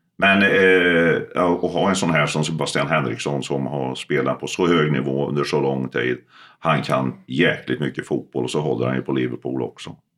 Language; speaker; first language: Swedish; early bilingual, other home language; Finnish